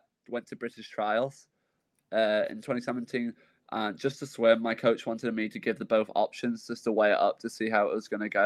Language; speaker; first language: English; native; English